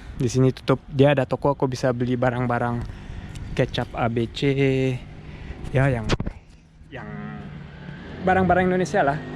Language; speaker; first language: Indonesian; early bilingual, heritage; German